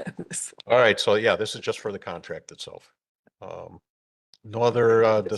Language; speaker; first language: English; native; English